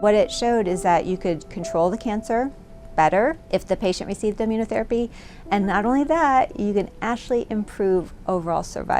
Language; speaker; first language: English; native; English